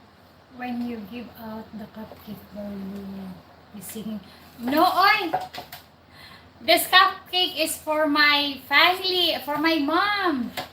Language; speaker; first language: English; non-native, local second language; Cebuano